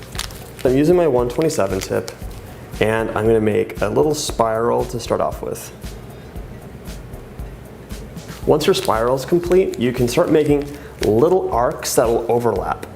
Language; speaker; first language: English; native; English